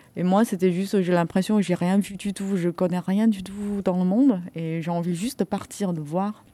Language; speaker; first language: French; non-native, fluent; Chinese